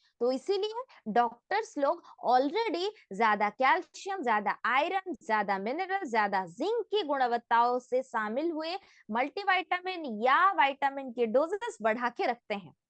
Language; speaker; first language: Hindi; non-native, local second language; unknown